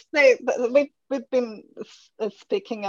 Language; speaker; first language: English; non-native, fluent; Spanish